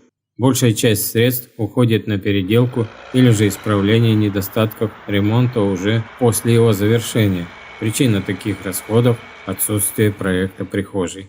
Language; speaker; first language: Russian; native; Russian